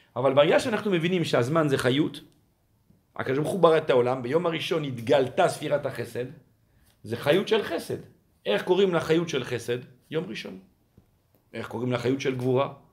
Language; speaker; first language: Hebrew; non-native, fluent; French